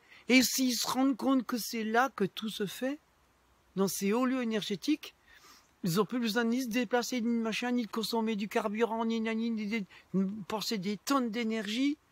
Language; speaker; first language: French; native; French